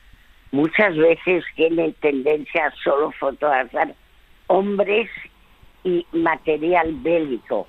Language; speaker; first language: Spanish; early bilingual, other home language; French